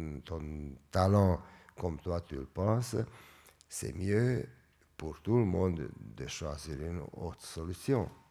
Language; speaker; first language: French; non-native, fluent; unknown